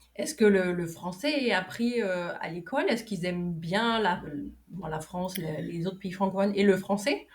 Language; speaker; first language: French; native; French